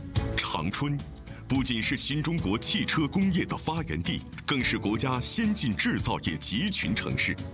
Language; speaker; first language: Chinese; native; Chinese